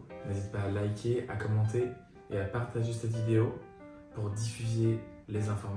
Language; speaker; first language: French; native; French